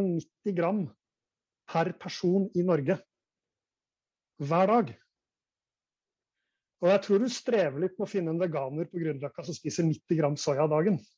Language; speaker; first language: Norwegian; native; Norwegian